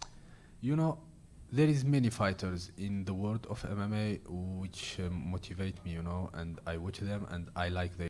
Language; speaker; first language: English; non-native, learner; Arabic